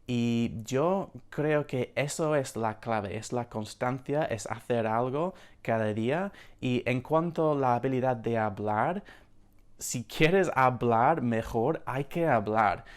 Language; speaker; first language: Spanish; non-native, fluent; English